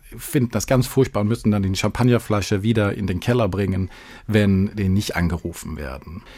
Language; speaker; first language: German; non-native, fluent; Swedish